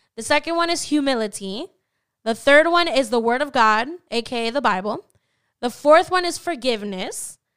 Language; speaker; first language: English; native; English